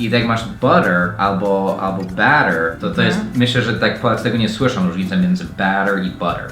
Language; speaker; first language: Polish; non-native, fluent; English